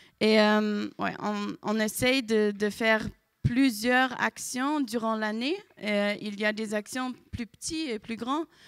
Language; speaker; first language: French; non-native, fluent; German